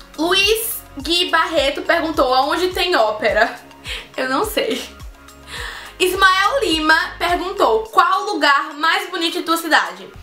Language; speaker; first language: Portuguese; native; Portuguese